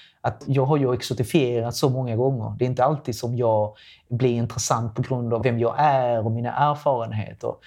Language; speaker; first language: Swedish; non-native, fluent; Spanish